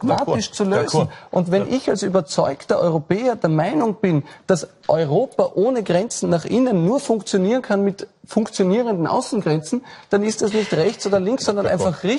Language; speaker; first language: German; native; German